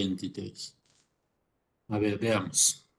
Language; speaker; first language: Spanish; native; Spanish